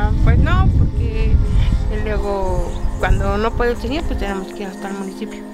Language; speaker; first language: Spanish; native; Spanish